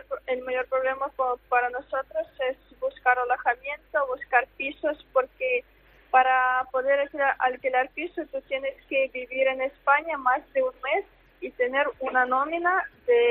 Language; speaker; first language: Spanish; non-native, fluent; Ukrainian